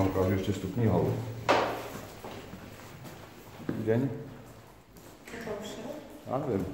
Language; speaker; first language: Czech; native; Czech